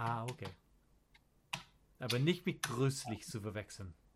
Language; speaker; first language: German; non-native, learner; English